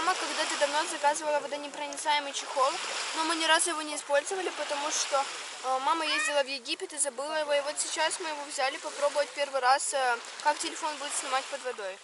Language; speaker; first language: Russian; native; Russian